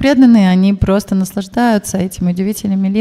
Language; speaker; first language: Russian; native; Russian